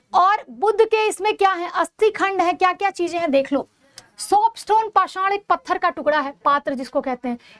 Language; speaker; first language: Hindi; native; Hindi